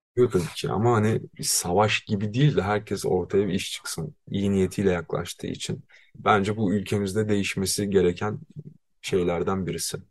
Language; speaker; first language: Turkish; native; Turkish